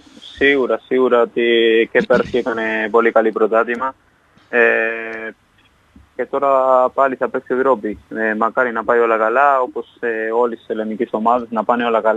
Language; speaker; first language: Greek; non-native, fluent; Spanish